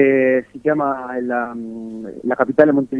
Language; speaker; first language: Italian; non-native, fluent; Spanish